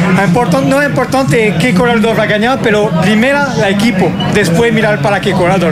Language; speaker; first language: Portuguese; non-native, learner; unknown